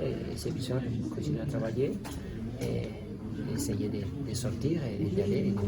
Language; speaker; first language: French; non-native, learner; Spanish